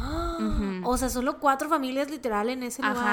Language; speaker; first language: Spanish; native; Spanish